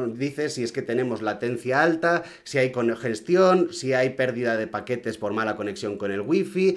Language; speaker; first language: Spanish; native; Spanish